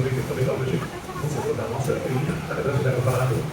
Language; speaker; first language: Portuguese; native; Portuguese